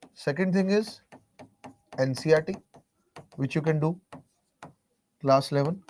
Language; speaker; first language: English; non-native, local second language; Hindi